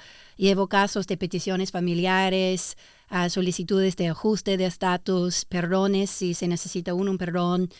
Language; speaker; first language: Spanish; early bilingual, heritage; English